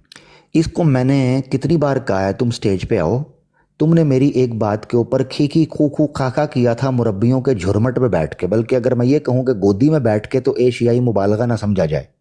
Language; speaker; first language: Hindi; non-native, local second language; Punjabi